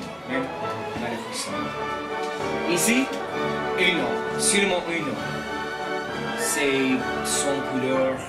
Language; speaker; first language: French; non-native, learner; English